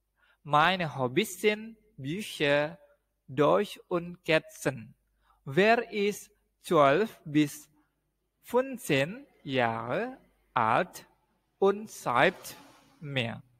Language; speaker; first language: German; non-native, fluent; Indonesian